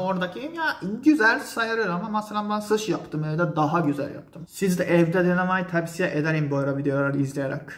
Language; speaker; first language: Turkish; non-native, fluent; Japanese